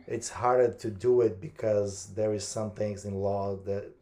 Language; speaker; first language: English; non-native, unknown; Portuguese